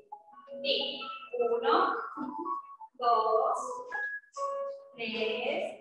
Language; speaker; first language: Spanish; native; Spanish